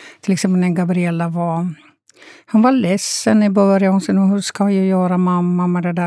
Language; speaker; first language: Swedish; non-native, fluent; Romanian